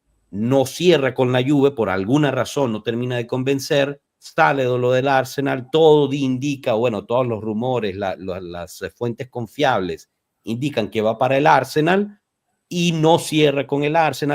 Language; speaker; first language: Spanish; native; Spanish